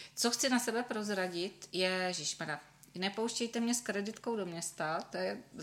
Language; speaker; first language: Czech; native; Czech